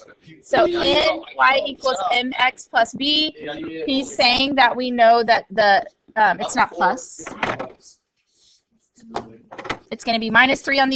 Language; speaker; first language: English; native; English